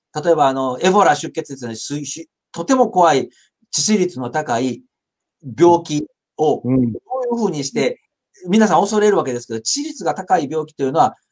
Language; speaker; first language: Japanese; native; Japanese